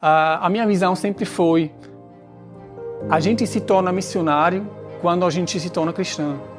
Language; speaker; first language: Portuguese; non-native, fluent; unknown